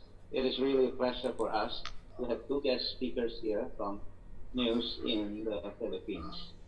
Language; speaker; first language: English; non-native, fluent; Indonesian